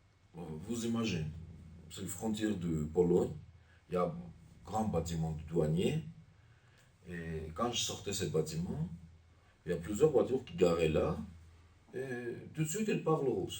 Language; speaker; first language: French; non-native, learner; Armenian